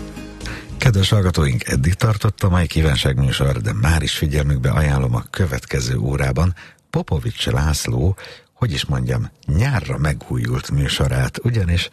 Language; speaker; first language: Hungarian; native; Hungarian